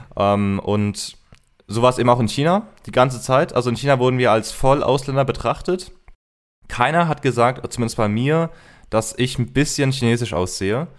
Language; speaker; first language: German; early bilingual, heritage; German